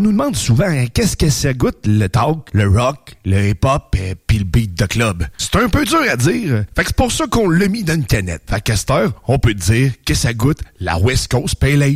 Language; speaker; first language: French; native; French